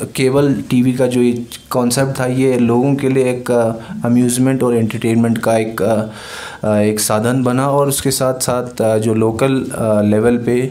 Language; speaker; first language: Hindi; non-native, local second language; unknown